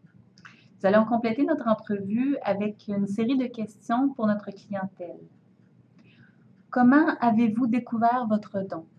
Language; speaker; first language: French; native; French